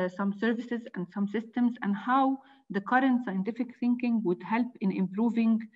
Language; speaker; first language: English; non-native, fluent; Arabic